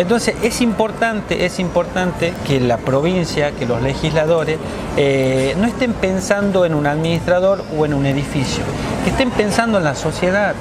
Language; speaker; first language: Spanish; native; Spanish